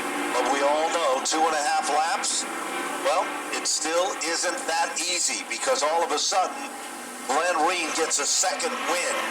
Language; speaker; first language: English; native; English